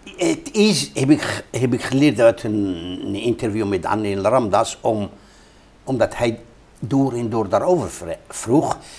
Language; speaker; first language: Dutch; non-native, fluent; Hebrew